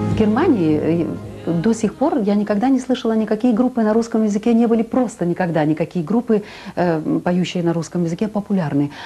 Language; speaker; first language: Russian; native; Russian